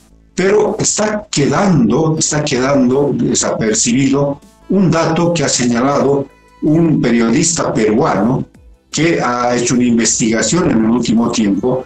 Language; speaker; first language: Spanish; native; Spanish